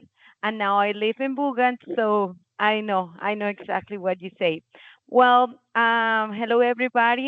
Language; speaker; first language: English; non-native, learner; Spanish